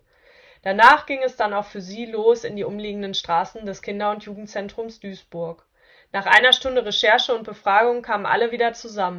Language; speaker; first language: German; native; German